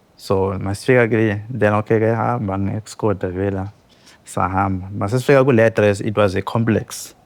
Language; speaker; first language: Zulu; native; Zulu